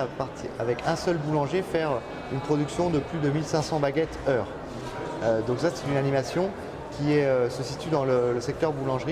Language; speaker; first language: French; native; French